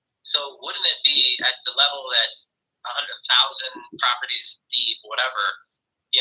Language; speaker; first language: English; native; English